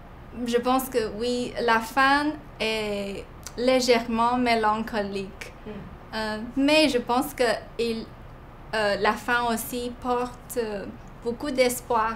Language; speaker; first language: French; non-native, fluent; Chinese